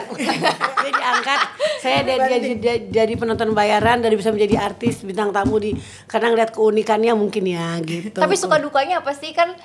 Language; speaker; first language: Indonesian; native; Indonesian